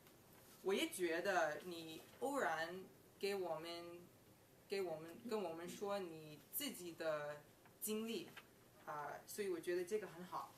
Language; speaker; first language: Chinese; non-native, learner; English